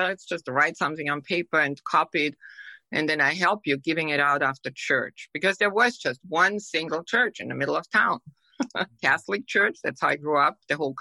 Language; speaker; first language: English; non-native, fluent; German